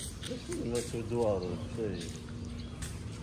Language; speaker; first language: Arabic; non-native, learner; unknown